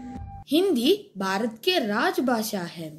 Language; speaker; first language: Hindi; non-native, local second language; Tamil